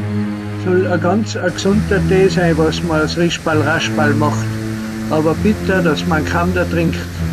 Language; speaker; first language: German; native; German